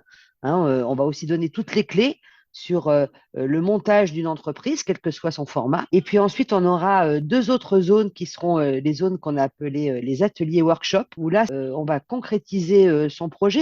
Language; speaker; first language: French; native; French